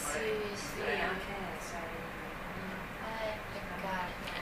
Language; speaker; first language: Italian; non-native, fluent; Chinese